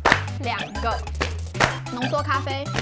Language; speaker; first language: Chinese; native; Chinese